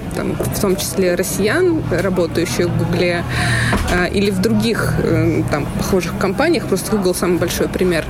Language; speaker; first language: Russian; native; Russian